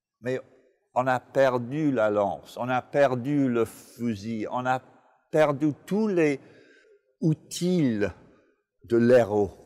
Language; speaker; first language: French; non-native, fluent; English